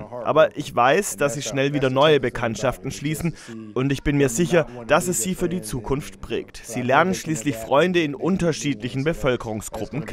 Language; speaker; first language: German; native; German